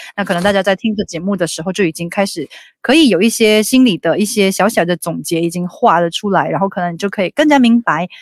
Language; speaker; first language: Chinese; native; Chinese